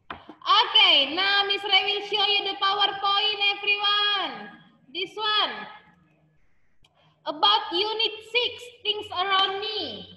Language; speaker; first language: English; non-native, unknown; Indonesian